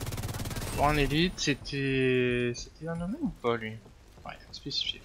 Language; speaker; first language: French; native; French